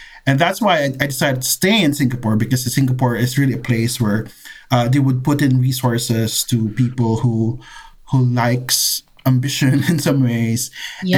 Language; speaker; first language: English; non-native, local second language; Filipino